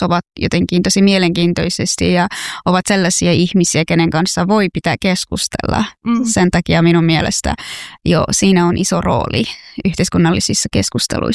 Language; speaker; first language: Finnish; non-native, fluent; Persian